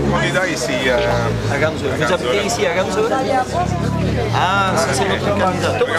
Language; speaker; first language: French; non-native, local second language; Dutch